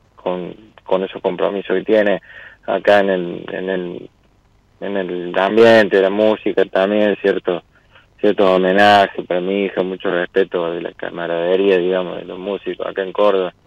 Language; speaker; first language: Spanish; native; Spanish